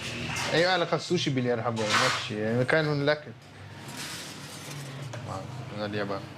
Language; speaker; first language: Arabic; non-native, fluent; Russian